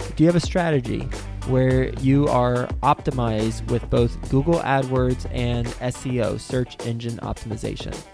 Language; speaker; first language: English; native; English